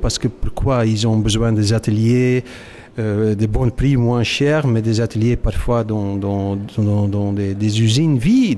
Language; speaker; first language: French; non-native, local second language; Dutch